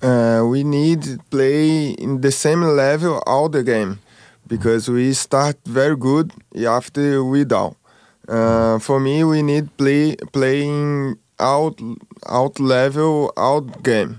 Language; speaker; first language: English; non-native, learner; Portuguese